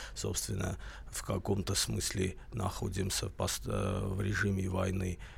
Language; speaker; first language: Russian; non-native, local second language; Armenian